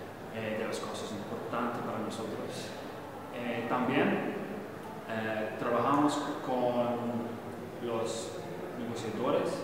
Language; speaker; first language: Portuguese; non-native, learner; Spanish